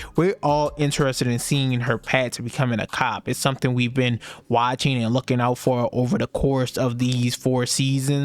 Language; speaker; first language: English; native; English